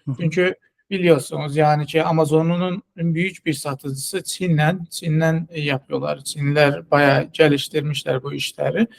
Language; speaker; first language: Turkish; non-native, fluent; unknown